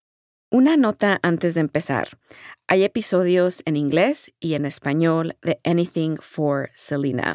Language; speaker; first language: Spanish; early bilingual, heritage; English